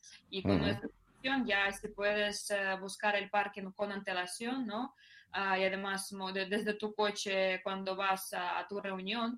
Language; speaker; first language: Spanish; non-native, fluent; Russian